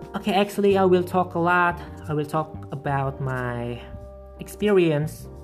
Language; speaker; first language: English; non-native, fluent; Indonesian